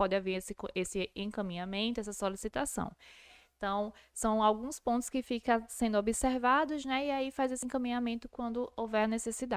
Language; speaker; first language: Portuguese; native; Portuguese